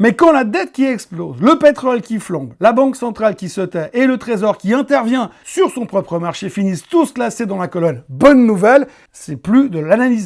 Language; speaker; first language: French; native; French